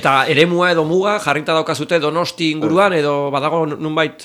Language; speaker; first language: Basque; native; Basque